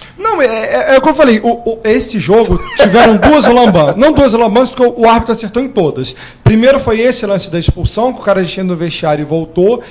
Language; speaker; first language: Portuguese; native; Portuguese